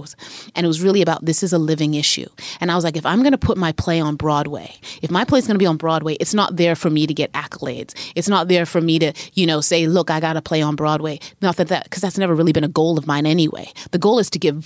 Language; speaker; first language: English; native; English